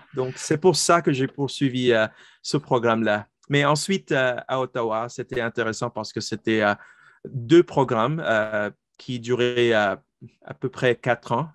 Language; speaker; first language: French; non-native, local second language; English